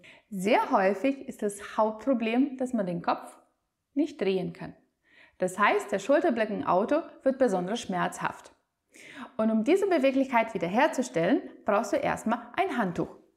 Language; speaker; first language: German; native; German